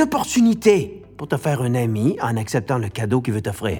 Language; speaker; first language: French; native; French